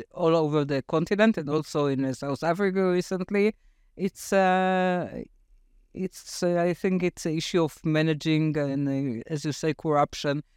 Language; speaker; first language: English; non-native, fluent; Hebrew